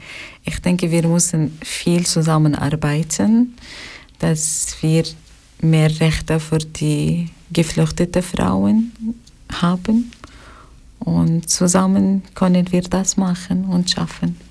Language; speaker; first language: German; non-native, learner; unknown